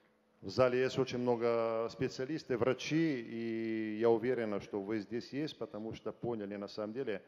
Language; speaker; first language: Russian; non-native, fluent; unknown